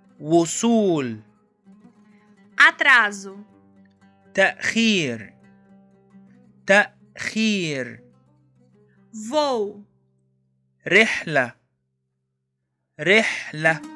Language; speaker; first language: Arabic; non-native, fluent; Portuguese